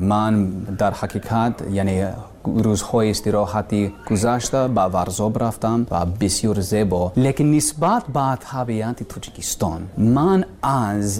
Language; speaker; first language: Persian; non-native, learner; English